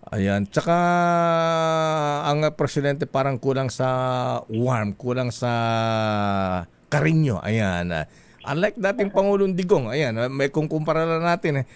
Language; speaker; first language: Filipino; non-native, local second language; Iloko